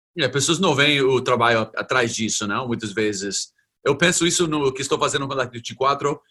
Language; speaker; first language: Portuguese; non-native, fluent; English